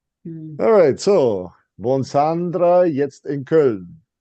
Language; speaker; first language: German; non-native, fluent; English